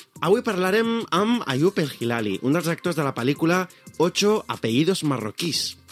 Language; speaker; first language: Catalan; early bilingual, other home language; Arabic